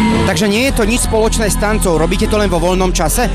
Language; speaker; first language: Slovak; native; Slovak